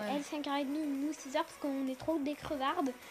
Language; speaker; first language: French; native; French